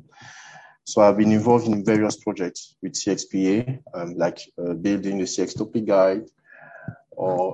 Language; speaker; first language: English; non-native, local second language; French